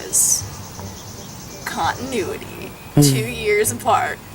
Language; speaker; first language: English; native; English